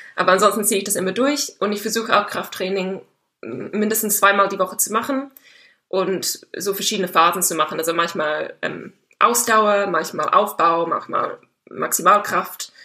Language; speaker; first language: German; non-native, fluent; English